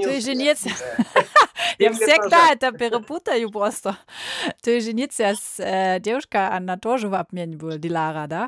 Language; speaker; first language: Russian; non-native, learner; German